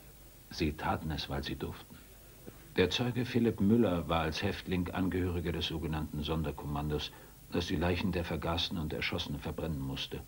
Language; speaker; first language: German; native; German